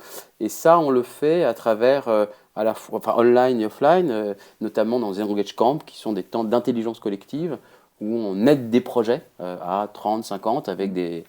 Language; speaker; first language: French; native; French